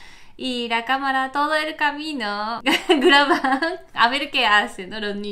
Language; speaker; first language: Spanish; non-native, learner; Japanese